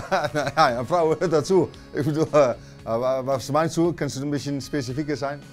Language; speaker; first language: German; non-native, learner; Dutch